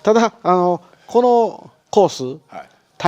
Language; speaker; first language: Japanese; native; Japanese